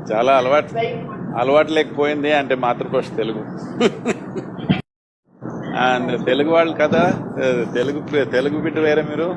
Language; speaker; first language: Telugu; early bilingual, heritage; Telugu